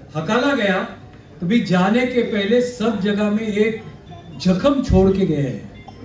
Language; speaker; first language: Hindi; non-native, local second language; Marathi